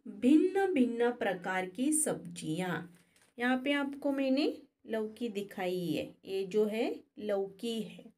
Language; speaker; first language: Hindi; non-native, local second language; Marathi